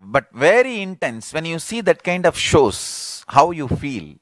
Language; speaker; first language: English; non-native, local second language; Tamil